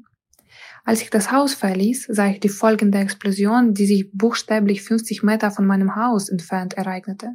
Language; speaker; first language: German; non-native, fluent; Ukrainian